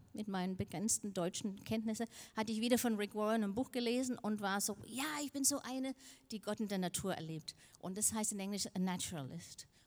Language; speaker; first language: German; non-native, fluent; Danish